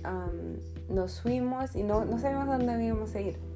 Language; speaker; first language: Spanish; early bilingual, other home language; English